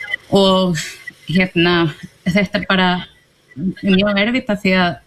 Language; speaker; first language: Icelandic; non-native, fluent; Spanish